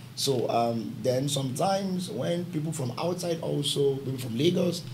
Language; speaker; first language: English; non-native, local second language; Yoruba